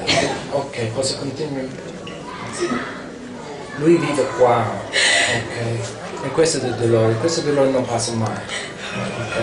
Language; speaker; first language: Italian; non-native, learner; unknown